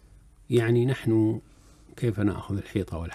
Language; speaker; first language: Arabic; native; Arabic